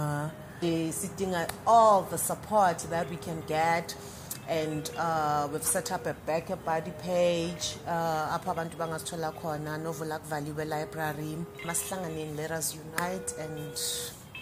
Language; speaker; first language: English; non-native, local second language; Zulu